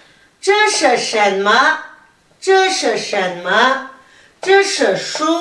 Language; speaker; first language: Chinese; non-native, fluent; Kazakh